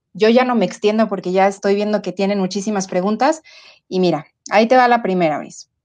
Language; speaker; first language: Spanish; native; Spanish